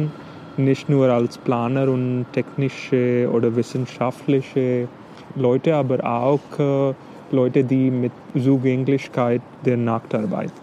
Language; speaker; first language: German; non-native, fluent; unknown